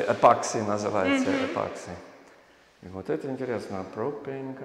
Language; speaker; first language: Russian; non-native, learner; English